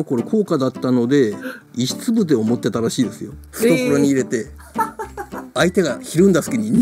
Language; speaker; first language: Japanese; native; Japanese